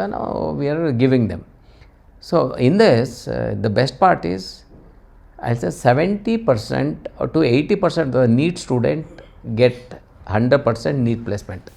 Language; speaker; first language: English; non-native, local second language; Kannada